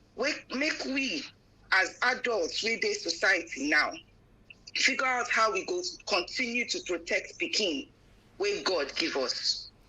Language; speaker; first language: Nigerian Pidgin; non-native, local second language; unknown